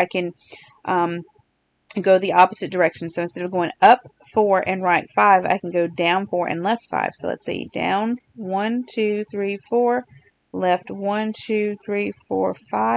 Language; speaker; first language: English; native; English